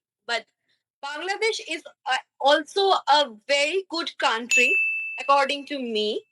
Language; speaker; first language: English; non-native, learner; Bangla